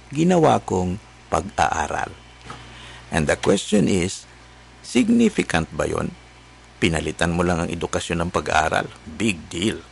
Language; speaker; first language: Filipino; native; Filipino